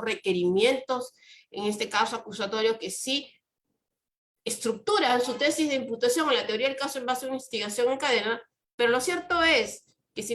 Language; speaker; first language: Spanish; native; Spanish